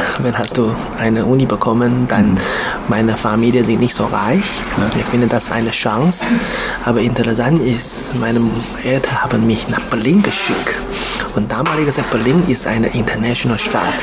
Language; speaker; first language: German; non-native, learner; Chinese